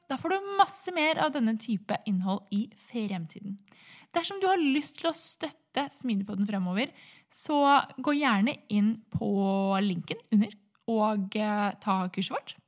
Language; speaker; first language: Norwegian; native; Norwegian